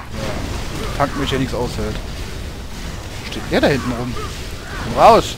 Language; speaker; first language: German; native; German